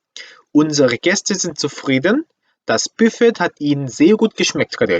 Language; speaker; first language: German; non-native, fluent; Korean